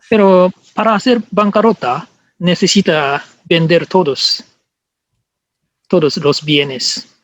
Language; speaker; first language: Spanish; non-native, learner; Japanese